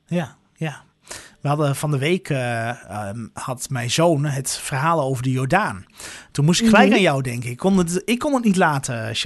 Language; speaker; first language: Dutch; native; Dutch